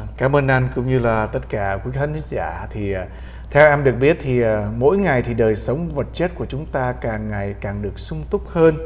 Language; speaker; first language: Vietnamese; early bilingual, heritage; Vietnamese